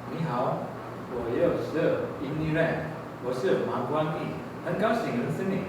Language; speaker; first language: Chinese; non-native, learner; Indonesian